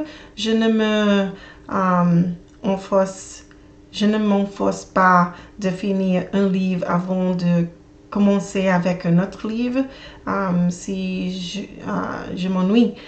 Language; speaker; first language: French; non-native, learner; English